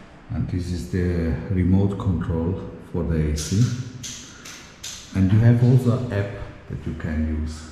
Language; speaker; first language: English; non-native, fluent; Italian